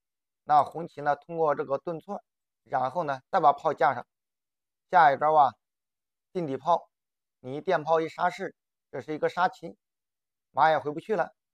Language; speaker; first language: Chinese; native; Chinese